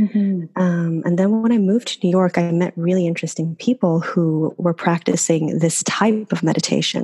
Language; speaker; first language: English; non-native, fluent; Swedish